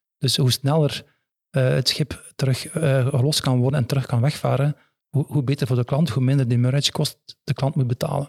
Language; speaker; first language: Dutch; native; Dutch